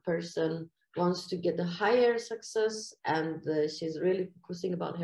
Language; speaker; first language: English; non-native, fluent; Persian